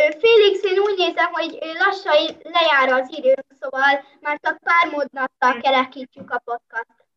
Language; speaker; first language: Hungarian; early bilingual, heritage; Hungarian